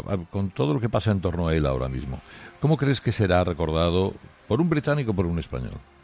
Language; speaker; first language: Spanish; native; Spanish